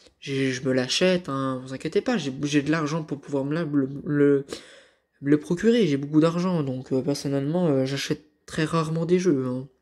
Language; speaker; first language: French; native; French